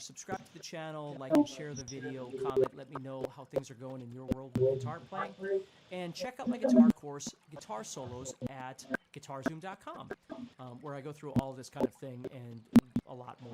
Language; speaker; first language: English; native; English